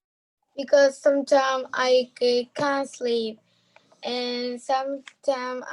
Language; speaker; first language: English; non-native, learner; Vietnamese